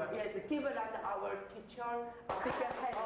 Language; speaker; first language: English; non-native, fluent; Chinese